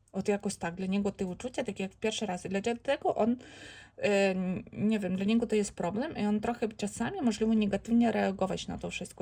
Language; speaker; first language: Polish; non-native, learner; Ukrainian